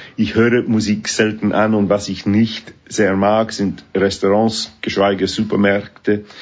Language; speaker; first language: German; non-native, fluent; English